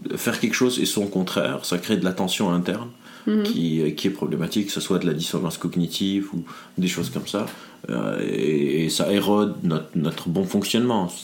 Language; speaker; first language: French; non-native, local second language; Arabic